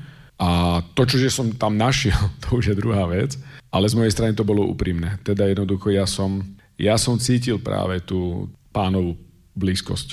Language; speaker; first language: Slovak; native; Slovak